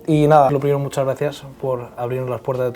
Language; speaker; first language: Spanish; native; Spanish